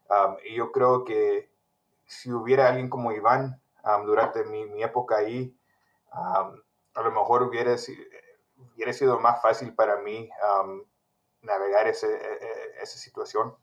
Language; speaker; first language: Spanish; early bilingual, heritage; Spanish